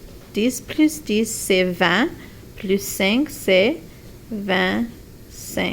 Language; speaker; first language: French; non-native, local second language; English